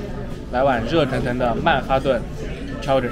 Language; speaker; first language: Chinese; native; Chinese